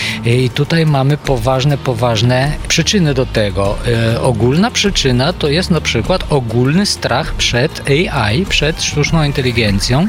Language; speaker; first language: Polish; non-native, fluent; Bulgarian